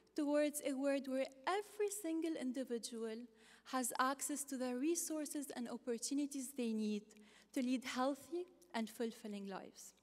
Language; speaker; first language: English; non-native, fluent; Arabic